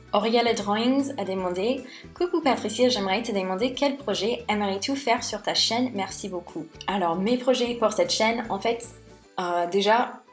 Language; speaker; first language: French; non-native, fluent; English